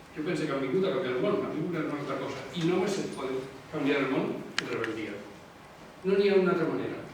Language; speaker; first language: Catalan; non-native, local second language; Spanish